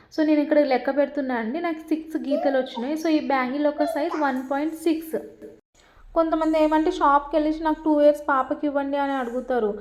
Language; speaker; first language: Telugu; non-native, local second language; Marathi